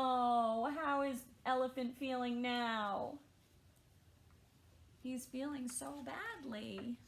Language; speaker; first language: English; native; English